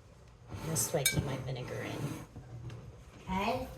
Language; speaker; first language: English; native; English